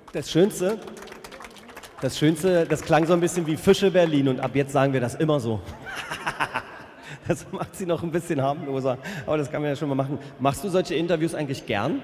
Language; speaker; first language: German; native; German